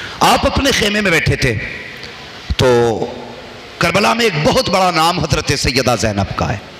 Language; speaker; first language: Urdu; native; Urdu